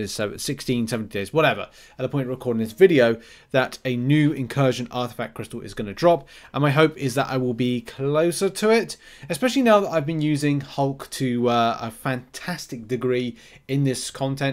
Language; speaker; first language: English; native; English